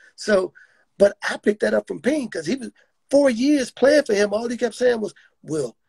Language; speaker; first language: English; native; English